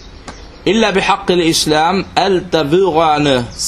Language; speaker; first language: Danish; non-native, local second language; Arabic